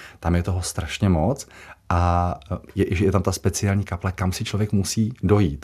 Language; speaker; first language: Czech; native; Czech